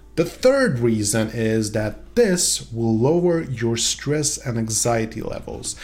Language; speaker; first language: English; non-native, fluent; Swedish